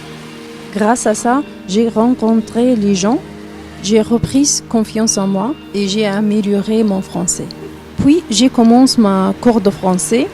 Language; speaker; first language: French; non-native, learner; Arabic